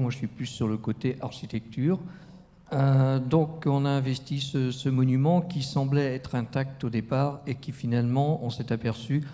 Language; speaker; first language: French; native; French